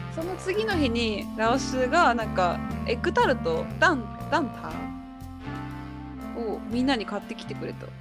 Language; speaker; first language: Japanese; native; Japanese